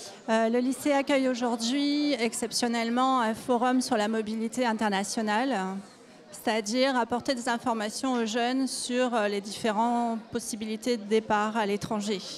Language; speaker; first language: French; native; French